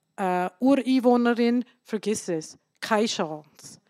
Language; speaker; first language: German; non-native, fluent; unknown